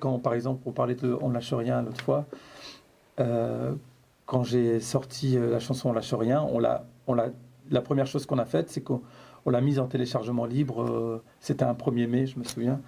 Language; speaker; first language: French; native; French